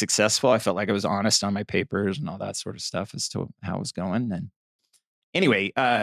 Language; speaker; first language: English; native; English